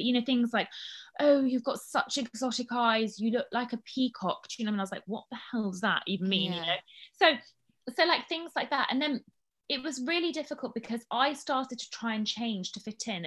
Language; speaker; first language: English; native; English